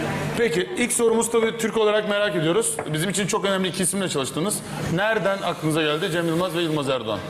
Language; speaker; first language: Turkish; native; Turkish